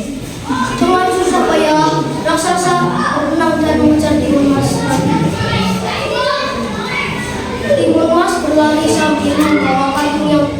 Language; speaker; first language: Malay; non-native, local second language; Javanese